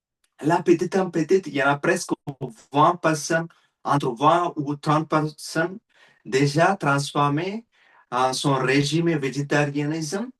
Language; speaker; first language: French; non-native, learner; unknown